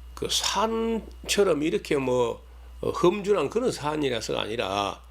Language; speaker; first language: Korean; native; Korean